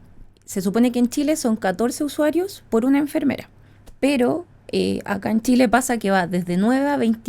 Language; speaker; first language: Spanish; native; Spanish